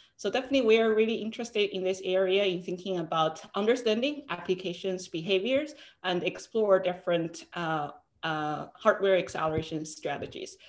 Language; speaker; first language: English; non-native, fluent; Chinese